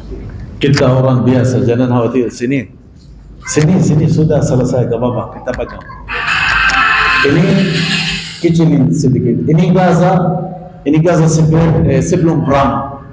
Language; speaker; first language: Indonesian; non-native, fluent; Arabic